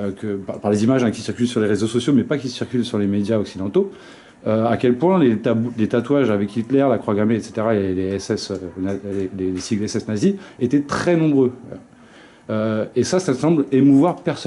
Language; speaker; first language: French; native; French